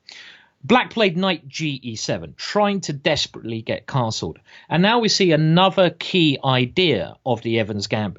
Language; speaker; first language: English; native; English